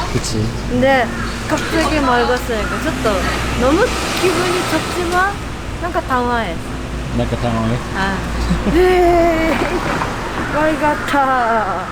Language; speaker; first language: Korean; non-native, fluent; Japanese